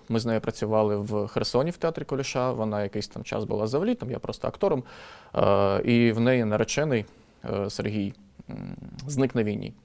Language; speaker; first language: Ukrainian; native; Ukrainian